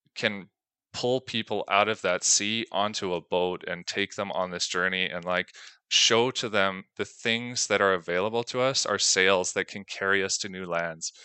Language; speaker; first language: English; native; English